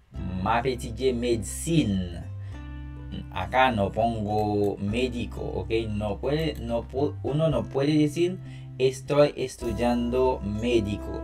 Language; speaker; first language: Spanish; non-native, fluent; Haitian Creole